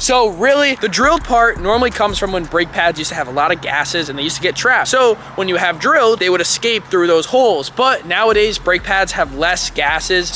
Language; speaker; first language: English; native; English